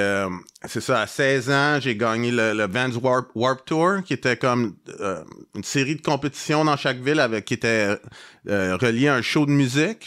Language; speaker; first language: French; native; French